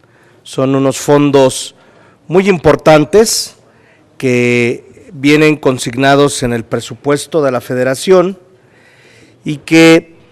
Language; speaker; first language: Spanish; native; Spanish